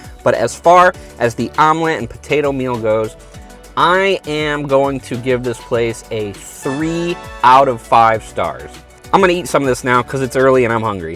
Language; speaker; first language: English; native; English